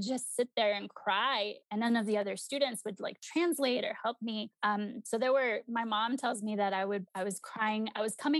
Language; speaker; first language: English; early bilingual, other home language; Spanish